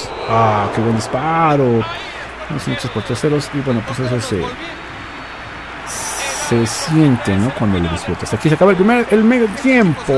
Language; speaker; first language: Spanish; native; Spanish